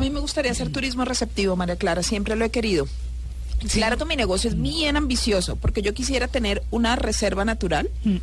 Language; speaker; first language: Spanish; native; Spanish